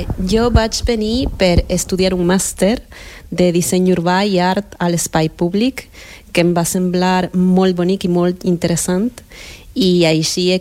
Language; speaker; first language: Catalan; non-native, fluent; Spanish